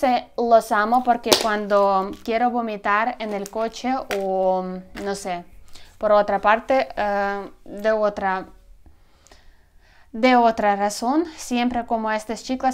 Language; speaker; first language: Spanish; non-native, learner; Ukrainian